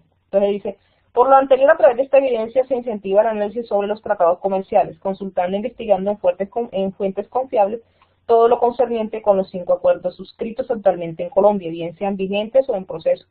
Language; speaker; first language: Spanish; native; Spanish